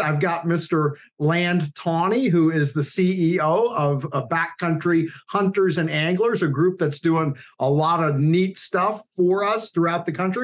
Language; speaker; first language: English; native; English